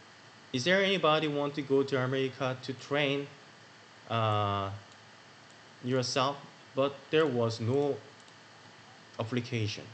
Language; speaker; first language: English; non-native, learner; Korean